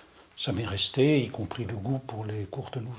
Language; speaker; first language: French; native; French